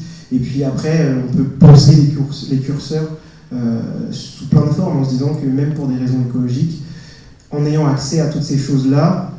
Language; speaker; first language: French; native; French